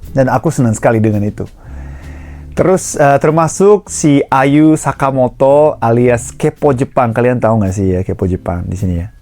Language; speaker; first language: Indonesian; non-native, fluent; Japanese